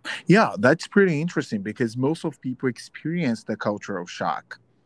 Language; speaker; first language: English; non-native, fluent; Portuguese